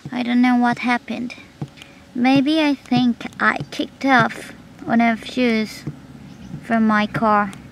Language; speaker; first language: English; non-native, learner; Korean